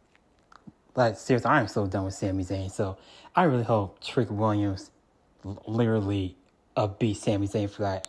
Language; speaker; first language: English; native; English